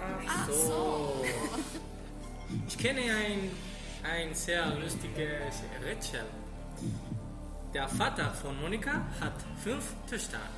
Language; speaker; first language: German; non-native, learner; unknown